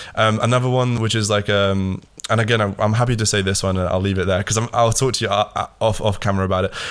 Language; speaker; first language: English; early bilingual, other home language; Latvian